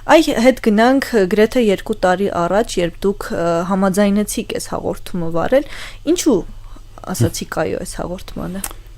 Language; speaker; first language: Armenian; native; Armenian